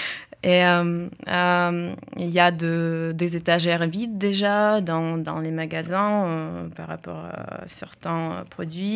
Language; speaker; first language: French; non-native, fluent; Russian